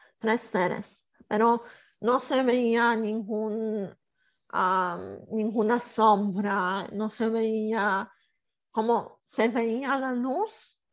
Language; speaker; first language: Spanish; non-native, fluent; Polish